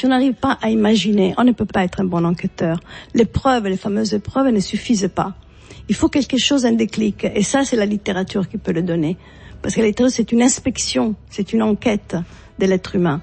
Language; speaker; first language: French; non-native, fluent; Italian